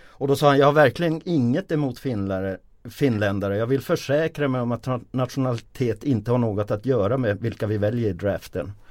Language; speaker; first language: Swedish; early bilingual, other home language; Finnish